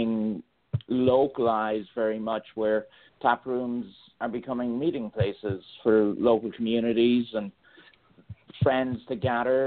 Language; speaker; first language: English; native; English